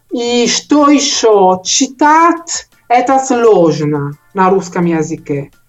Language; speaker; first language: Russian; non-native, learner; Italian